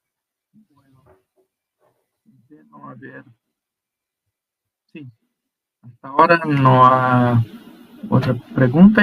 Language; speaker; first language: Spanish; non-native, fluent; Portuguese